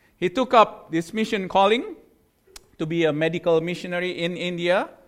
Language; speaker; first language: English; non-native, fluent; Indonesian